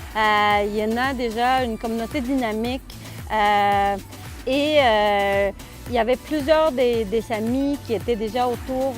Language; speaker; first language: French; non-native, fluent; Spanish